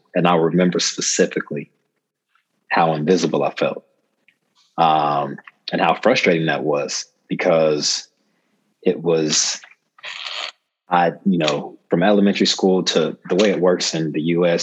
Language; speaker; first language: English; native; English